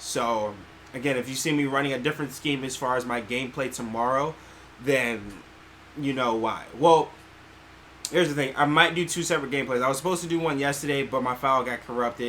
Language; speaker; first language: English; native; English